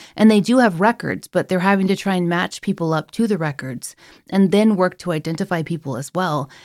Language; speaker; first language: English; native; English